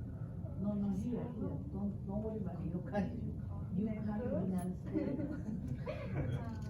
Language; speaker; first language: English; non-native, learner; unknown